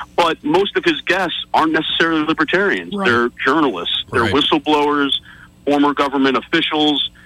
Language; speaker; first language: English; native; English